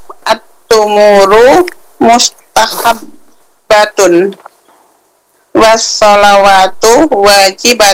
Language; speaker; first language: Arabic; non-native, learner; Indonesian